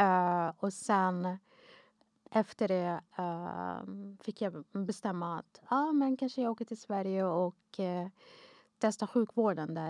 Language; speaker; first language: Swedish; non-native, fluent; Arabic